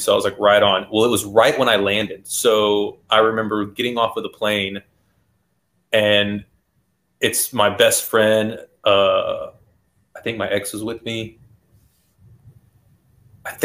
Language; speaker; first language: English; native; English